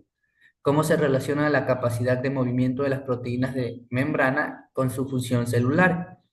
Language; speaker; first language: Spanish; native; Spanish